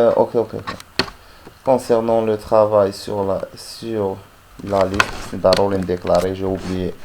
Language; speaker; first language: French; non-native, local second language; Arabic